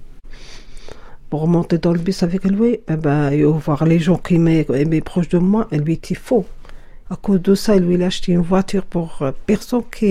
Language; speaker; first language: French; non-native, learner; Arabic